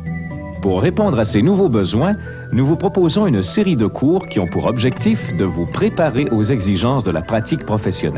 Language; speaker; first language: French; native; French